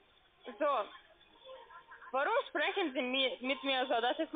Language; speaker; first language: German; non-native, learner; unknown